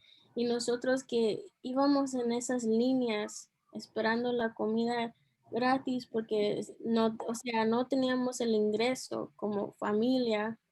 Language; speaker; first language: Spanish; early bilingual, heritage; Spanish